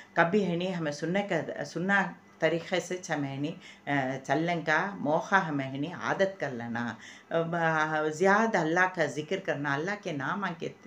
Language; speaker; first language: Hindi; non-native, local second language; Urdu